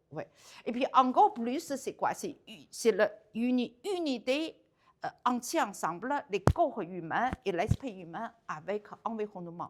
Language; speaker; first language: French; non-native, learner; Chinese